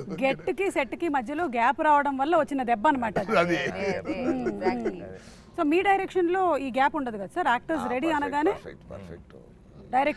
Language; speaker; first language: Telugu; native; Telugu